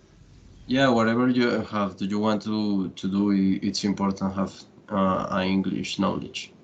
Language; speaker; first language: English; non-native, learner; Spanish